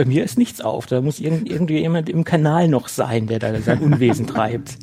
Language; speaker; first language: German; native; German